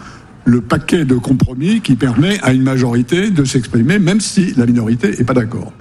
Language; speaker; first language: French; native; French